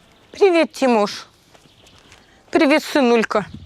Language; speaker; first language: Russian; native; Russian